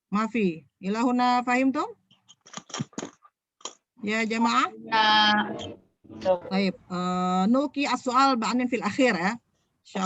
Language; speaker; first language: Arabic; non-native, fluent; Indonesian